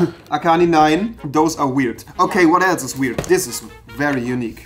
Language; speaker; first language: English; non-native, fluent; German